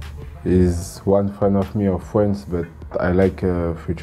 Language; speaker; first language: English; non-native, learner; French